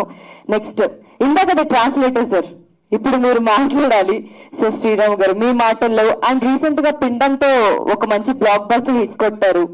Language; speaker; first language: Telugu; native; Telugu